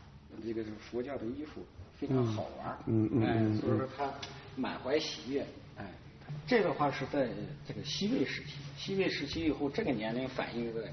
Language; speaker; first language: Chinese; native; Chinese